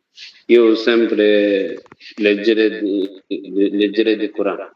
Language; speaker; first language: Italian; non-native, learner; Bangla